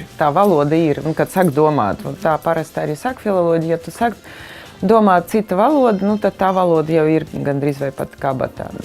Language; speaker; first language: Latvian; non-native, fluent; Russian